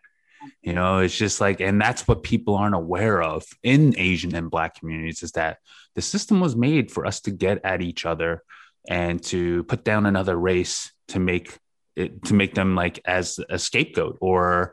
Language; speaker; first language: English; native; English